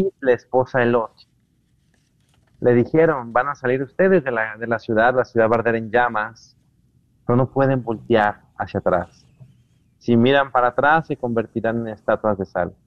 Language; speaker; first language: Spanish; native; Spanish